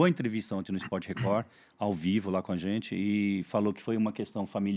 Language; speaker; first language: Portuguese; native; Portuguese